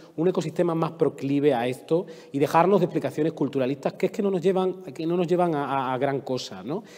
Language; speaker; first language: Spanish; native; Spanish